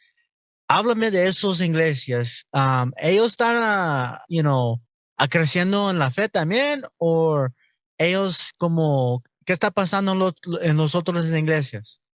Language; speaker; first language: Spanish; non-native, learner; English